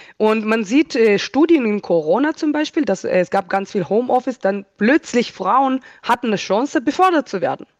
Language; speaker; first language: German; non-native, fluent; Hebrew